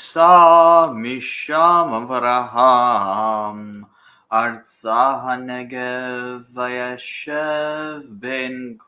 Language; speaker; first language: Hebrew; non-native, learner; English